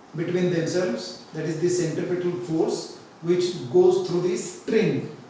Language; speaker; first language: English; non-native, local second language; Marathi